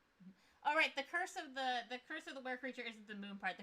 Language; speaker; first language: English; native; English